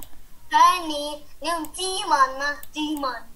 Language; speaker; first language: Chinese; early bilingual, heritage; Chinese